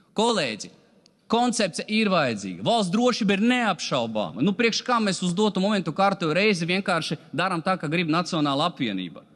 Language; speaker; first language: Latvian; non-native, local second language; Russian